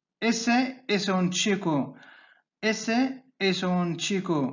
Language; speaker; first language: Spanish; non-native, fluent; Arabic